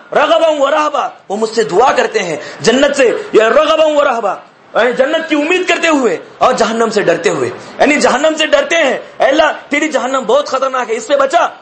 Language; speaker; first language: Urdu; native; Urdu